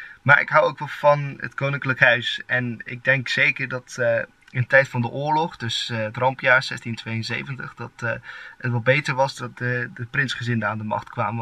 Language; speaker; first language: Dutch; early bilingual, heritage; Dutch